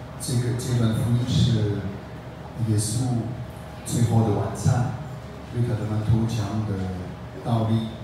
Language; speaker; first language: Chinese; non-native, fluent; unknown